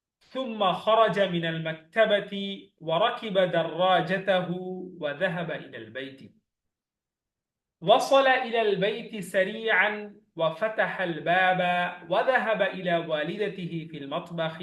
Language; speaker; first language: Arabic; non-native, fluent; Bangla